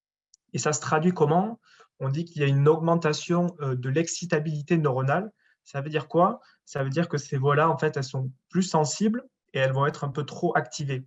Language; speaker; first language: French; native; French